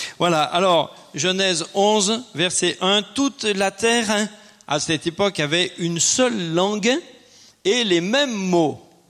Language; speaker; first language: French; native; French